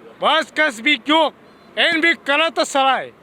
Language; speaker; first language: Turkish; non-native, learner; Thai